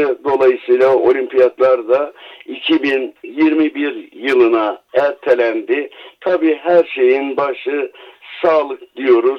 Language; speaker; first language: Turkish; native; Turkish